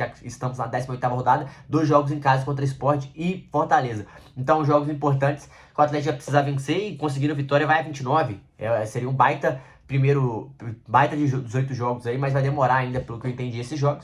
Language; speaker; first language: Portuguese; native; Portuguese